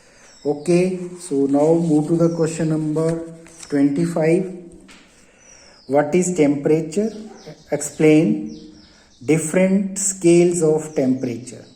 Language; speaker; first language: English; non-native, local second language; Hindi